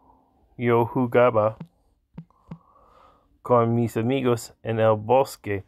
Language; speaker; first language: Spanish; non-native, learner; English